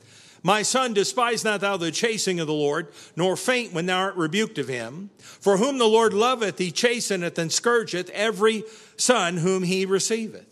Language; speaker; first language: English; native; English